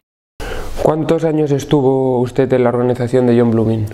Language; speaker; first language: Spanish; non-native, fluent; Russian